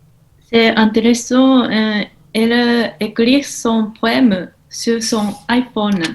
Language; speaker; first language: French; non-native, learner; Japanese